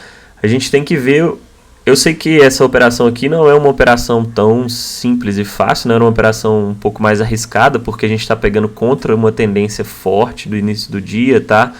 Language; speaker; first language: Portuguese; native; Portuguese